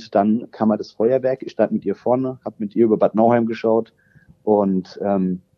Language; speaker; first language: German; native; German